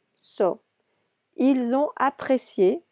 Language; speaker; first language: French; non-native, fluent; English